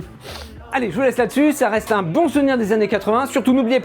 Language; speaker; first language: French; native; French